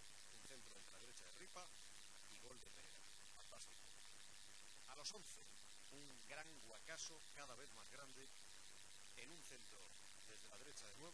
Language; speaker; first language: Spanish; native; Spanish